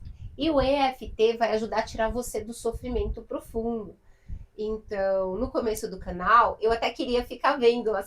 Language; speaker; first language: Portuguese; native; Portuguese